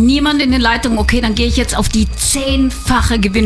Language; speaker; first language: German; native; German